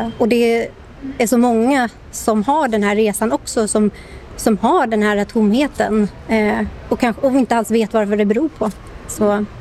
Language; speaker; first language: Swedish; native; Swedish